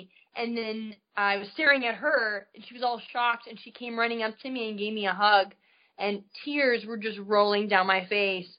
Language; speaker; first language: English; native; English